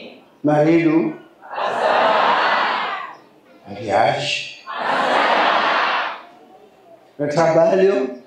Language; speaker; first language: Portuguese; non-native, learner; Lingala